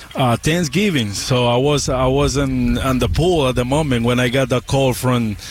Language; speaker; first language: English; non-native, learner; Spanish